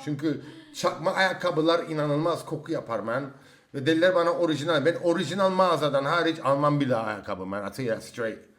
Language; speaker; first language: Turkish; early bilingual, heritage; Turkish